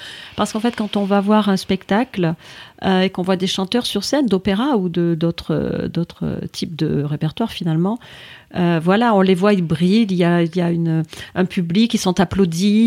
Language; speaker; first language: French; native; French